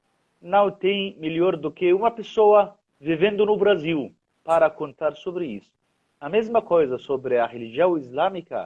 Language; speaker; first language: Portuguese; non-native, fluent; Arabic